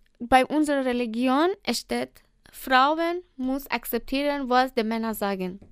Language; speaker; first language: German; non-native, learner; Persian